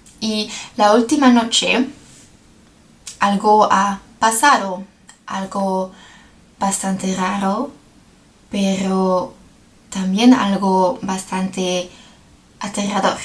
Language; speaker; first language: Spanish; non-native, learner; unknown